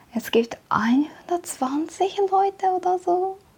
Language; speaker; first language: German; non-native, learner; Japanese